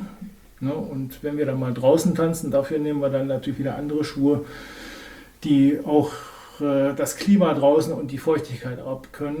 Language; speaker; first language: German; native; German